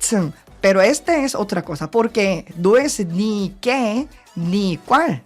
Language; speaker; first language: Spanish; non-native, learner; Korean